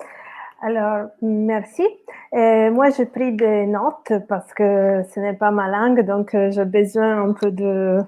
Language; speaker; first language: French; non-native, fluent; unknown